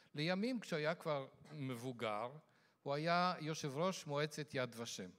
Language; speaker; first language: Hebrew; non-native, fluent; Yiddish